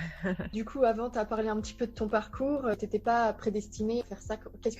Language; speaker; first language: French; native; French